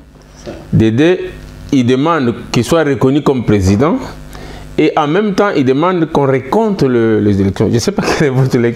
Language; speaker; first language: French; non-native, local second language; Lingala